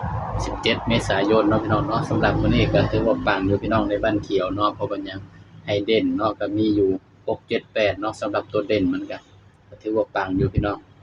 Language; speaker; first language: Thai; non-native, local second language; Lao